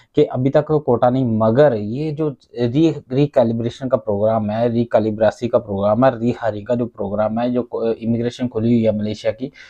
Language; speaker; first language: Urdu; non-native, local second language; Punjabi